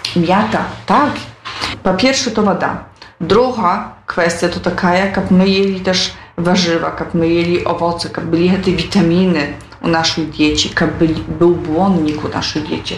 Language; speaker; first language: Polish; non-native, local second language; Belarusian